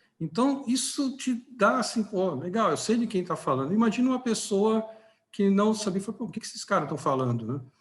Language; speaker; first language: Portuguese; native; Portuguese